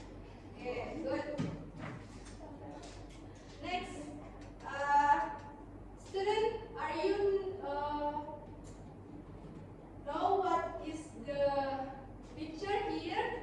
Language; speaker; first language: English; non-native, learner; Indonesian